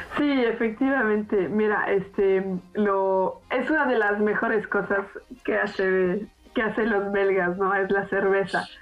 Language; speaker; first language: Spanish; non-native, fluent; French